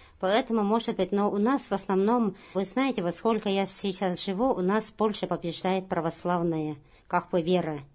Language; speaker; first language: Russian; non-native, local second language; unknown